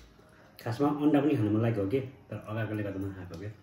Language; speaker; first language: Nepali; native; Nepali